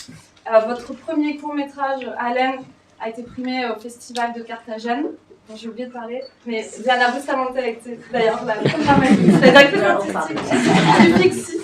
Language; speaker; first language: French; native; French